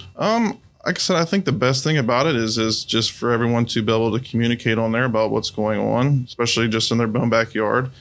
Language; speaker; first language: English; native; English